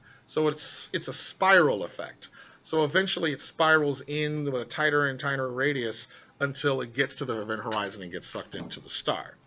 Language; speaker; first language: English; native; English